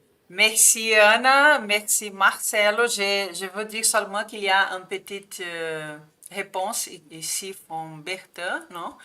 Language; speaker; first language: French; non-native, fluent; Portuguese